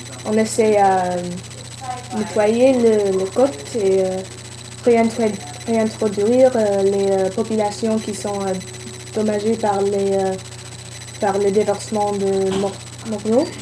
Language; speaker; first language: French; non-native, learner; English